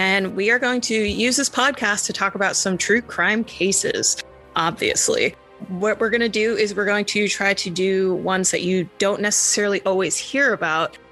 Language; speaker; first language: English; native; English